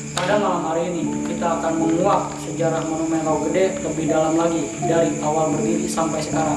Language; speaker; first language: Indonesian; native; Indonesian